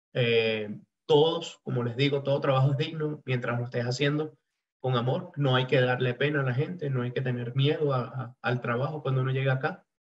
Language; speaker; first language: Spanish; native; Spanish